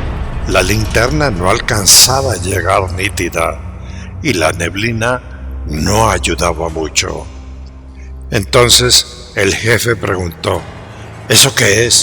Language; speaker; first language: Spanish; native; Spanish